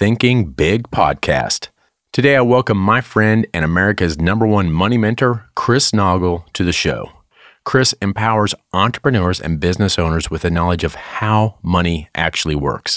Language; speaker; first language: English; native; English